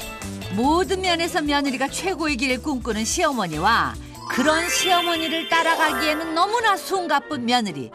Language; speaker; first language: Korean; native; Korean